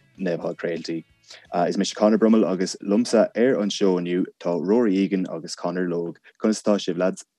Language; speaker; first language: Irish; non-native, local second language; English